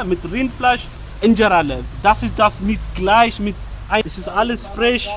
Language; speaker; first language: German; non-native, learner; Amharic